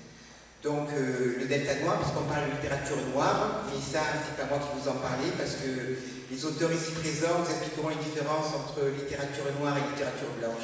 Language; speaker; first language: French; native; French